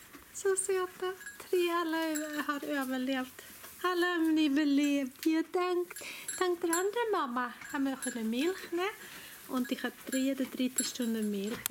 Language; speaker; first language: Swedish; non-native, learner; German